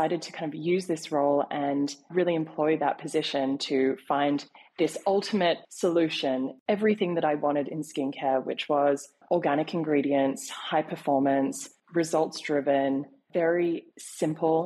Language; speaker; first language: English; native; English